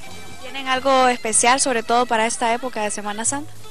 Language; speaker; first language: Spanish; native; Spanish